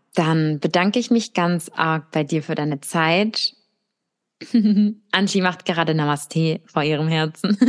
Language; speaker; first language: German; early bilingual, other home language; Russian